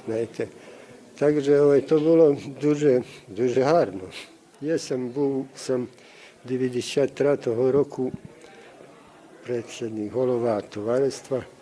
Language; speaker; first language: Ukrainian; early bilingual, heritage; Ukrainian